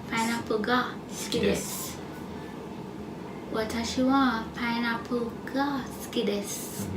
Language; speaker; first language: Japanese; non-native, learner; English